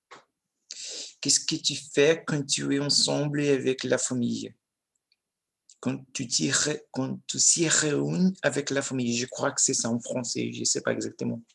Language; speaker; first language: French; non-native, learner; Portuguese